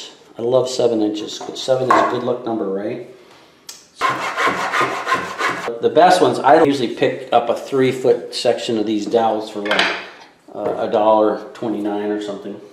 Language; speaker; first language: English; native; English